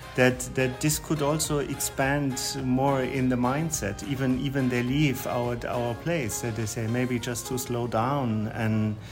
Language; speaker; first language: English; non-native, fluent; German